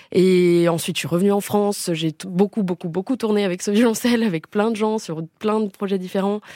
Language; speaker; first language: French; early bilingual, other home language; Portuguese